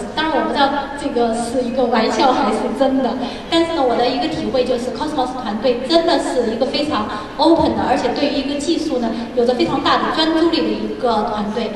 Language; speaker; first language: Chinese; native; Chinese